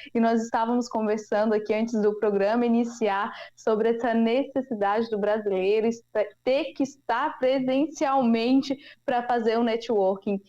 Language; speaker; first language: Portuguese; native; Portuguese